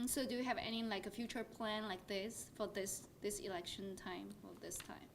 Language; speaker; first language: English; non-native, learner; Chinese